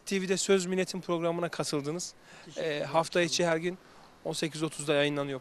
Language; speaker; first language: Turkish; native; Turkish